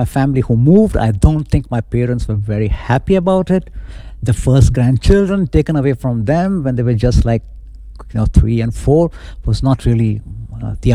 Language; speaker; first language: English; non-native, local second language; Konkani